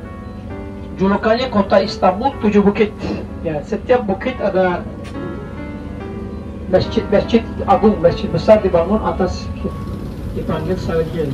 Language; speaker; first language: Indonesian; non-native, fluent; Turkish